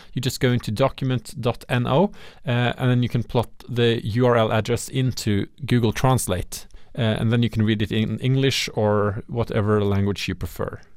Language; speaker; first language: English; non-native, fluent; Norwegian